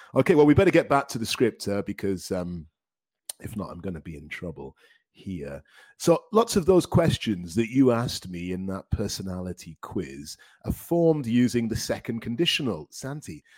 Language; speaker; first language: English; native; English